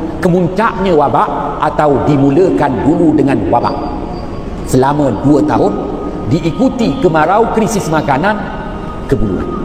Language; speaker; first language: Malay; native; Malay